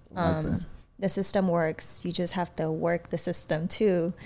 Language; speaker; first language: English; native; English